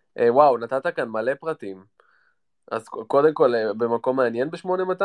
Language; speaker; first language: Hebrew; native; Hebrew